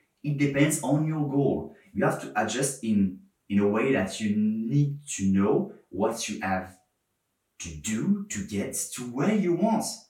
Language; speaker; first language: English; non-native, fluent; French